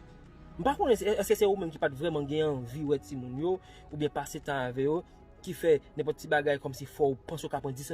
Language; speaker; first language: French; non-native, local second language; Haitian Creole